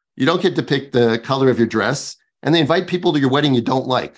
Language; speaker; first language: English; native; English